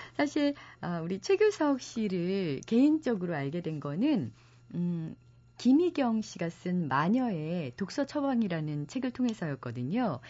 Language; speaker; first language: Korean; native; Korean